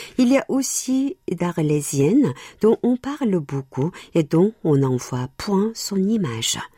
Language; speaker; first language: French; non-native, fluent; Korean